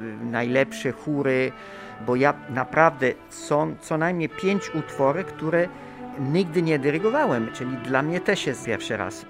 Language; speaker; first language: Polish; non-native, learner; Italian